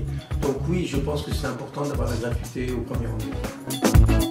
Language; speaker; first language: French; native; French